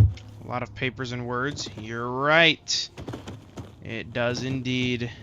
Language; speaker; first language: English; native; English